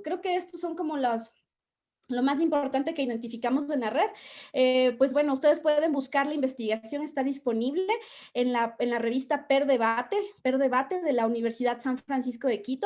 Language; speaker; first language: Spanish; native; Spanish